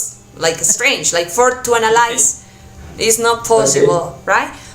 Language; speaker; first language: English; non-native, fluent; Spanish